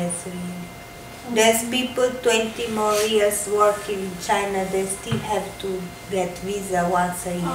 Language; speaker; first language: English; non-native, fluent; Italian